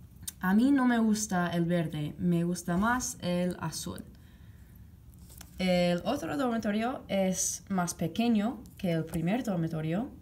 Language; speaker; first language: Spanish; non-native, fluent; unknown